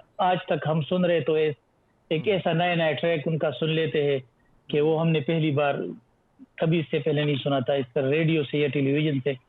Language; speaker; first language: Urdu; non-native, local second language; Pashto